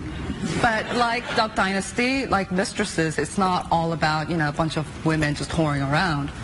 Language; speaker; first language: English; early bilingual, other home language; Korean